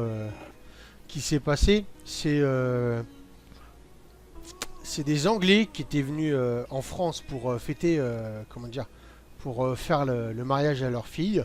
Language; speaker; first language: French; native; French